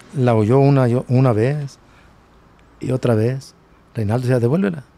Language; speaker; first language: Spanish; native; Spanish